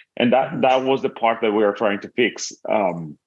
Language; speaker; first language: English; non-native, fluent; Italian